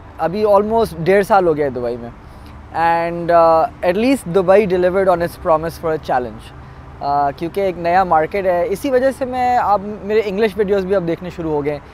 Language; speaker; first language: Urdu; native; Urdu